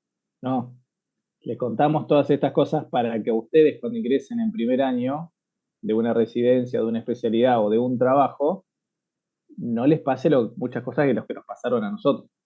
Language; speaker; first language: Spanish; native; Spanish